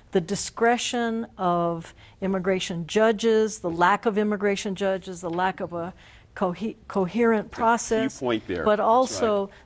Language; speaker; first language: English; native; English